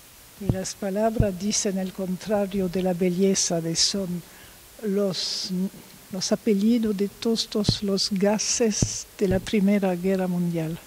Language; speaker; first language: Spanish; non-native, learner; French